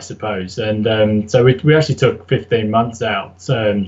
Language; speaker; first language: English; native; English